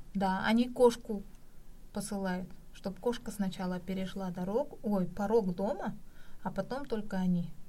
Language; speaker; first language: Russian; non-native, local second language; Kazakh